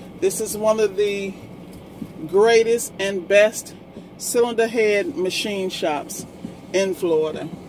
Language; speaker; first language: English; native; English